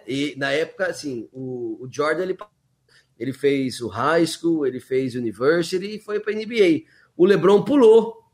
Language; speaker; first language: Portuguese; native; Portuguese